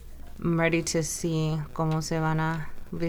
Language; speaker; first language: Spanish; early bilingual, other home language; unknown